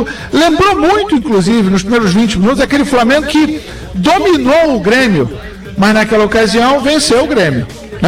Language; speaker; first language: Portuguese; native; Portuguese